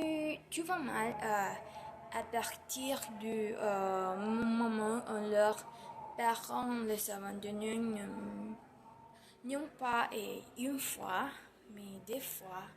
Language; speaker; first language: French; non-native, learner; Spanish